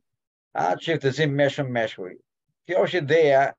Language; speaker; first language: Albanian; native; Albanian